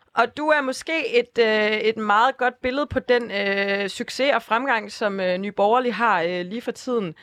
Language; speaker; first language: Danish; native; Danish